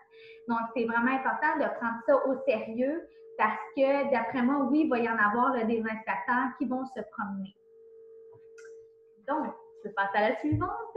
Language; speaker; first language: French; native; French